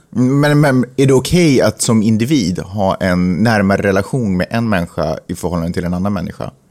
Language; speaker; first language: Swedish; native; Swedish